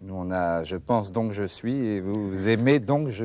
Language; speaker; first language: French; native; French